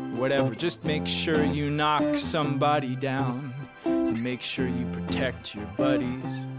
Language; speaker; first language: English; native; English